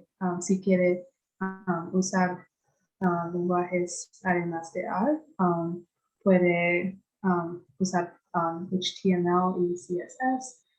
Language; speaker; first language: Spanish; non-native, fluent; English